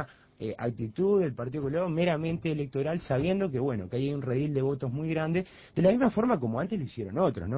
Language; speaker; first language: Spanish; native; Spanish